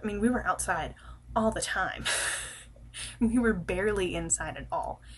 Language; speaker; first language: English; native; English